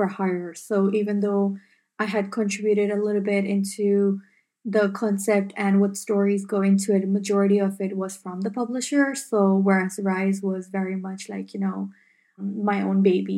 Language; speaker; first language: English; non-native, local second language; Urdu